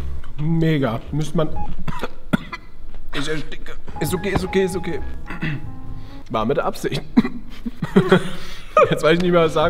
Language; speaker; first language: German; native; German